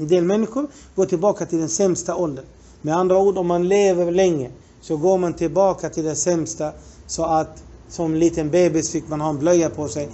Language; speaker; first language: Swedish; non-native, fluent; Arabic